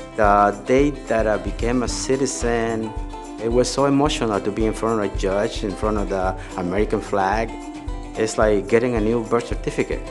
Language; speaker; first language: English; non-native, fluent; Spanish